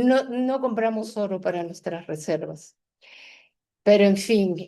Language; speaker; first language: Spanish; native; Spanish